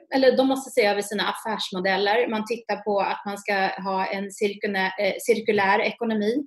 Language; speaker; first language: Swedish; native; Swedish